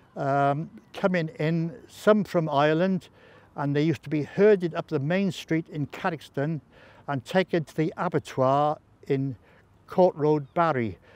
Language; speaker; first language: English; native; English